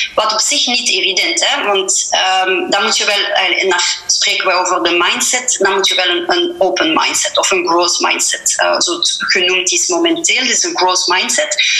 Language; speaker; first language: Dutch; non-native, fluent; French